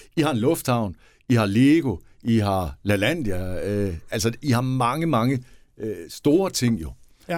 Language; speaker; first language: Danish; native; Danish